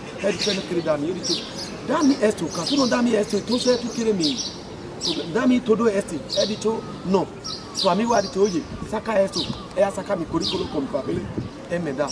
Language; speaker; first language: Spanish; non-native, learner; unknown